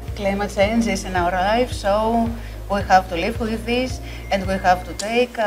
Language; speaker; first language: English; non-native, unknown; Greek